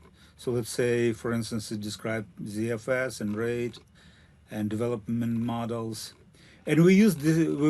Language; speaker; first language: English; non-native, learner; Russian